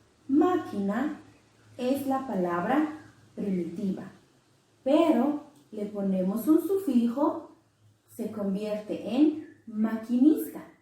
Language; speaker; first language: Spanish; non-native, local second language; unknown